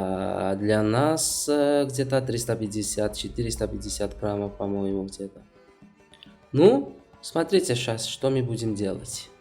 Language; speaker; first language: Russian; non-native, fluent; Georgian